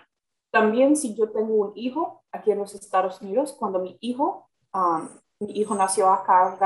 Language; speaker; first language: Spanish; non-native, fluent; English